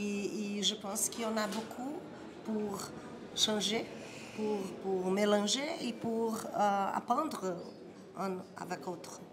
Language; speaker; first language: French; non-native, learner; Portuguese